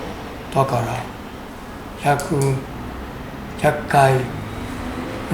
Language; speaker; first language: Japanese; non-native, learner; French